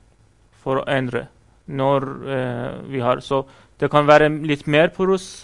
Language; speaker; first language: Norwegian; non-native, fluent; Persian